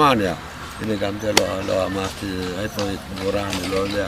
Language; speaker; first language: Hebrew; non-native, fluent; Romanian